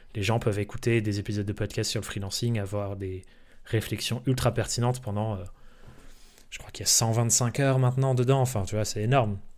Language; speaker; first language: French; early bilingual, other home language; English